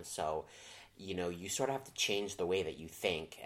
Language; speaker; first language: English; native; English